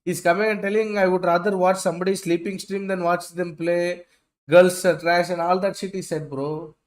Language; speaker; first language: English; non-native, local second language; Hindi